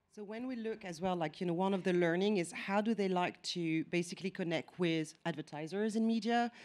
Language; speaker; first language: English; non-native, fluent; French